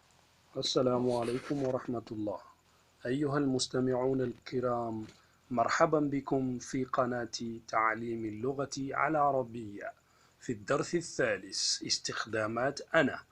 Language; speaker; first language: Arabic; non-native, fluent; Hausa